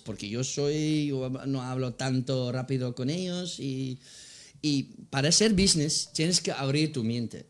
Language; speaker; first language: Spanish; non-native, fluent; Dutch